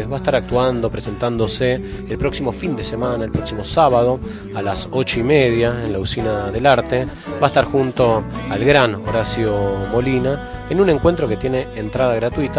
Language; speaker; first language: Spanish; native; Spanish